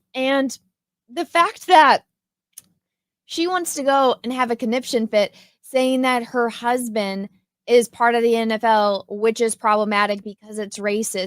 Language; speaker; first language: English; native; English